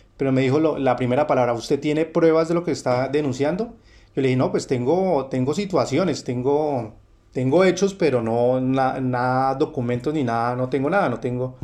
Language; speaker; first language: Spanish; native; Spanish